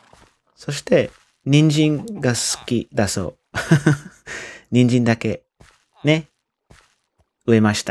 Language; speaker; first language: Japanese; non-native, learner; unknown